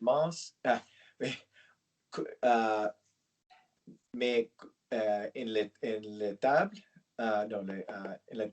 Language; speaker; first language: French; non-native, learner; English